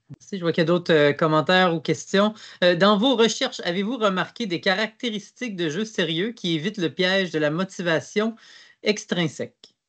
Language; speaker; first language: French; native; French